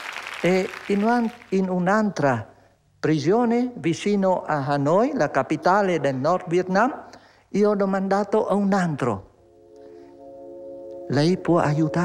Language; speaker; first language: Italian; non-native, fluent; Vietnamese